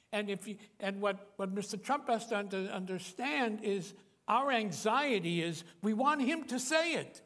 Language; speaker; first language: English; native; English